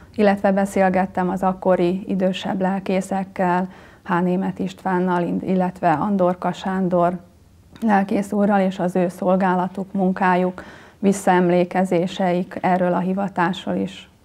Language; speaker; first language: Hungarian; native; Hungarian